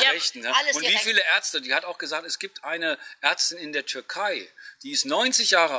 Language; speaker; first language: German; native; German